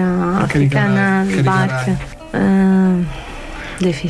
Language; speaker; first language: Portuguese; non-native, learner; Arabic